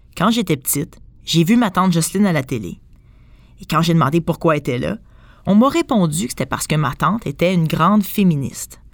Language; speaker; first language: French; native; French